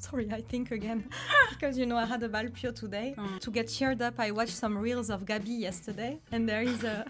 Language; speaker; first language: English; non-native, fluent; French